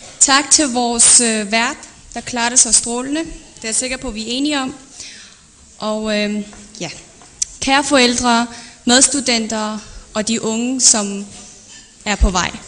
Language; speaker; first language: Danish; early bilingual, other home language; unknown